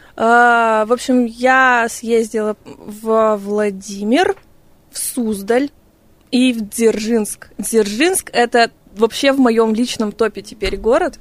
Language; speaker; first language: Russian; native; Russian